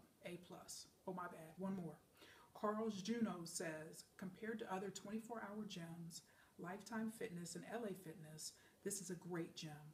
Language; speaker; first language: English; native; English